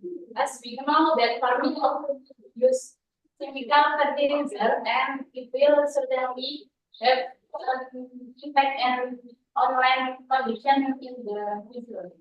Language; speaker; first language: English; non-native, learner; Indonesian